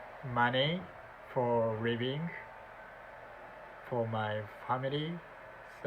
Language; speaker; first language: English; non-native, learner; Japanese